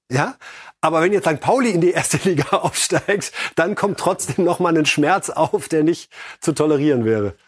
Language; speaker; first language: German; native; German